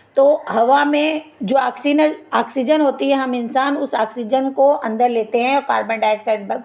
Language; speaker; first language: Hindi; non-native, local second language; Marathi